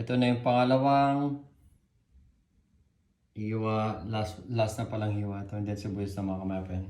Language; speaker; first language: Filipino; native; Filipino